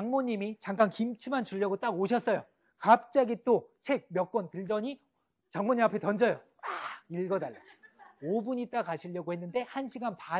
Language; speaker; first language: Korean; native; Korean